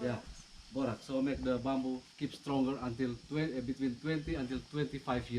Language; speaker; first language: English; non-native, learner; Indonesian